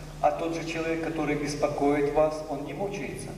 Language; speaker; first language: Russian; native; Russian